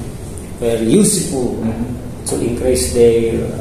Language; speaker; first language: English; non-native, local second language; Indonesian